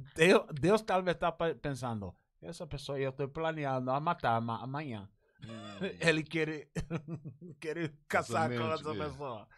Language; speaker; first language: Portuguese; non-native, learner; Spanish